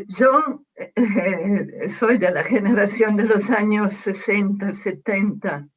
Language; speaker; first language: Spanish; non-native, fluent; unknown